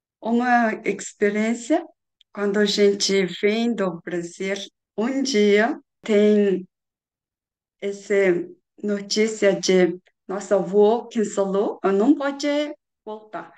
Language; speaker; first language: Portuguese; non-native, learner; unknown